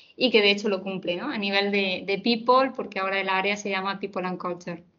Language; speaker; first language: Spanish; native; Spanish